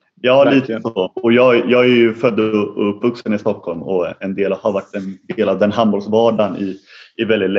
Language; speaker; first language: Swedish; native; Swedish